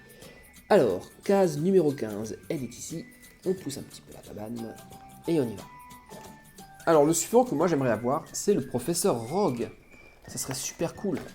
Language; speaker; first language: French; native; French